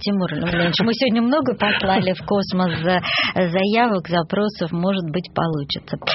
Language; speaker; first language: Russian; native; Russian